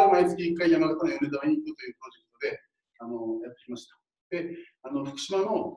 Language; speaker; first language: Japanese; native; Japanese